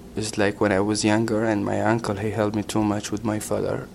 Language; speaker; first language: English; non-native, learner; Arabic